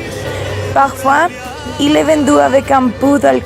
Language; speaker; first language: French; non-native, learner; Spanish